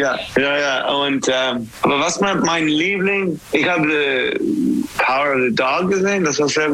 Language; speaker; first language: German; non-native, learner; English